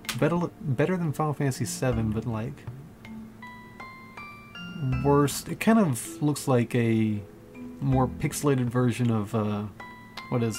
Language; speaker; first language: English; native; English